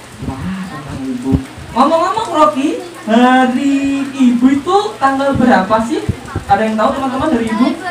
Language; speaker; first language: Indonesian; native; Indonesian